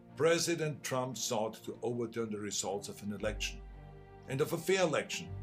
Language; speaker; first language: English; non-native, fluent; German